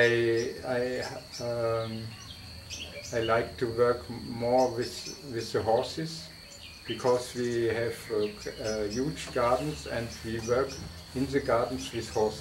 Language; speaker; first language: English; non-native, fluent; German